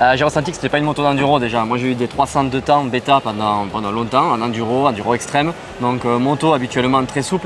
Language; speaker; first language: French; native; French